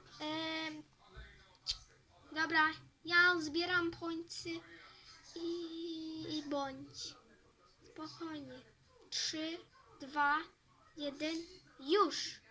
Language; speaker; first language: Polish; early bilingual, heritage; Polish